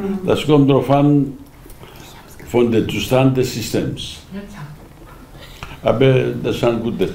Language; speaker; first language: German; non-native, fluent; Greek